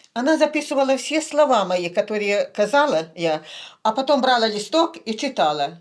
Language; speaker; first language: Ukrainian; native; Ukrainian